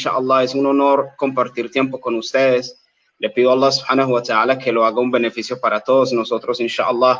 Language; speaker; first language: Spanish; native; Spanish